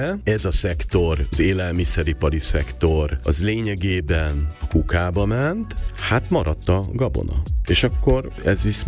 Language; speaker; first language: Hungarian; native; Hungarian